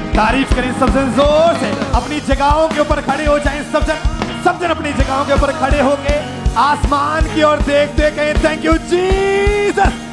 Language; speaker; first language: Hindi; non-native, local second language; Punjabi